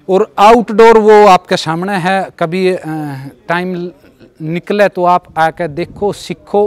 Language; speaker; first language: Hindi; native; Hindi